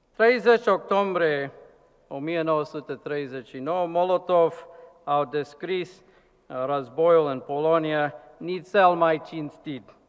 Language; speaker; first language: Romanian; non-native, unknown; English